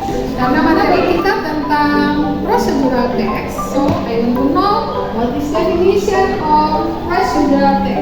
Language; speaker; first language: English; non-native, learner; Indonesian